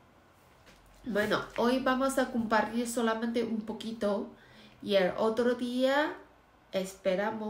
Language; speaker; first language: Spanish; non-native, fluent; Chinese